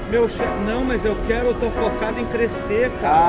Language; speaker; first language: Portuguese; native; Portuguese